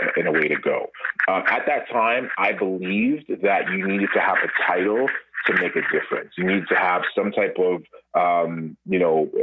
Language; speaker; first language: English; native; English